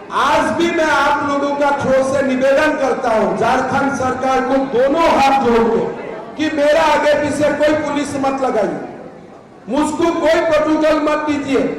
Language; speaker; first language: Hindi; non-native, local second language; Assamese